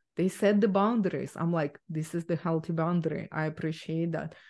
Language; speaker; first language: English; non-native, fluent; Ukrainian